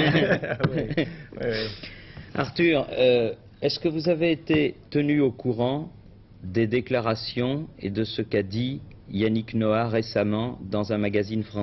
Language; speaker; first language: French; native; French